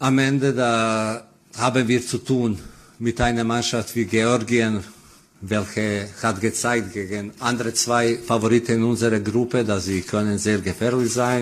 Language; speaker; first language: German; non-native, fluent; Croatian